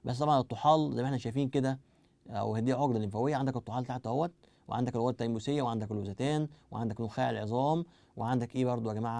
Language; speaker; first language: Arabic; native; Arabic